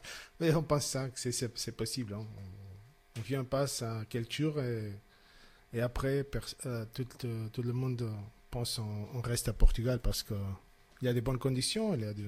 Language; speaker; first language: French; non-native, fluent; Portuguese